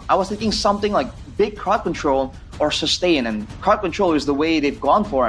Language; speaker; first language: English; native; English